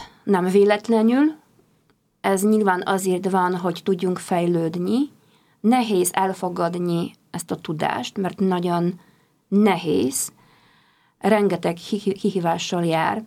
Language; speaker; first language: Hungarian; non-native, fluent; Polish